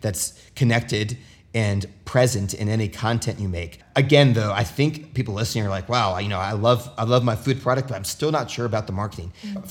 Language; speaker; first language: English; native; English